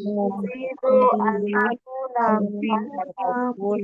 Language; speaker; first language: Arabic; non-native, learner; Indonesian